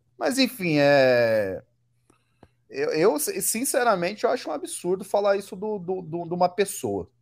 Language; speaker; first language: Portuguese; native; Portuguese